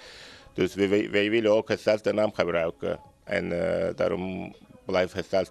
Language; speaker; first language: Dutch; non-native, learner; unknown